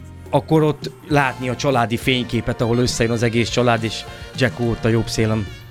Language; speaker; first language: Hungarian; native; Hungarian